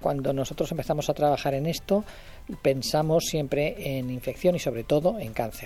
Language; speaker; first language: Spanish; native; Spanish